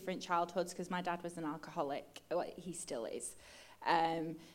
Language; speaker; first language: English; native; English